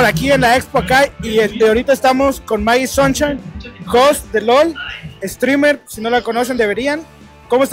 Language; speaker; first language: Spanish; native; Spanish